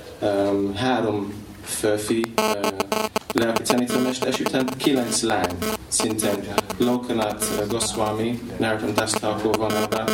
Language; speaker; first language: Hungarian; non-native, learner; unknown